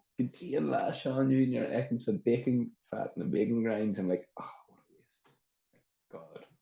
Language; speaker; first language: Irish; native; Irish